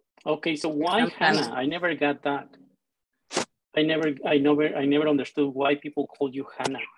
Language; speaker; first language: English; non-native, fluent; Spanish